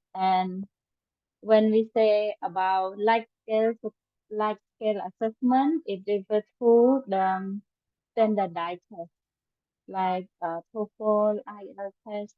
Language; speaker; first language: English; non-native, learner; Khmer